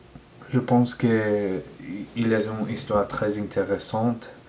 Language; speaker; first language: French; non-native, learner; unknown